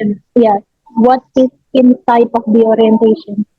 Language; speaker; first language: English; non-native, learner; Indonesian